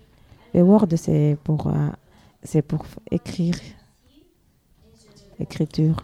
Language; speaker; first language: French; non-native, learner; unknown